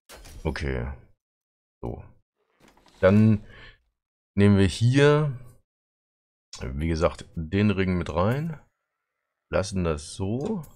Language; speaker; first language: German; native; German